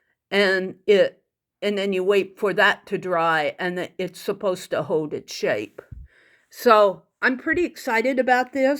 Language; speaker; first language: English; native; English